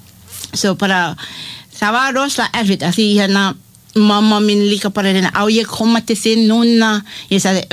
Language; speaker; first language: Icelandic; non-native, learner; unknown